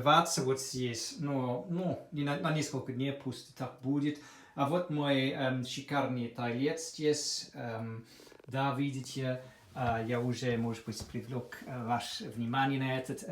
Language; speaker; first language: Russian; non-native, fluent; English